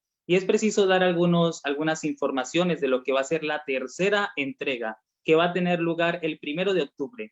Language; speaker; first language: Spanish; native; Spanish